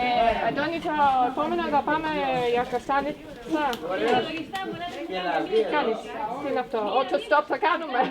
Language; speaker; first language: Greek; non-native, fluent; English